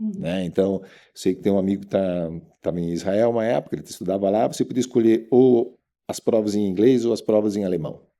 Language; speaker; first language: Portuguese; native; Portuguese